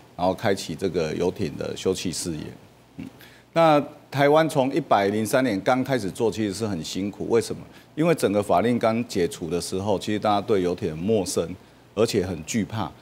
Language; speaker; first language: Chinese; native; Chinese